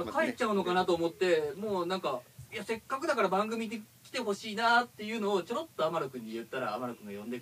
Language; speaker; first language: Japanese; native; Japanese